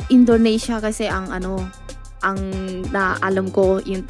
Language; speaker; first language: Filipino; non-native, learner; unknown